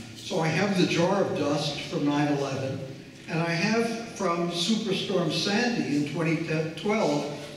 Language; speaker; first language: English; native; English